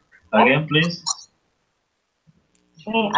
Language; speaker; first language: English; non-native, fluent; Spanish